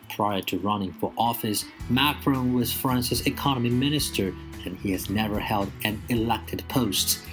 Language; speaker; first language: English; non-native, fluent; Chinese